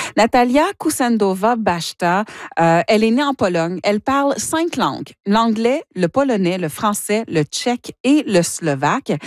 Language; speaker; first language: French; native; French